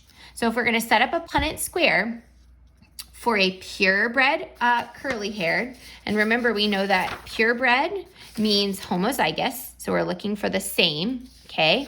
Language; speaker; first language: English; native; English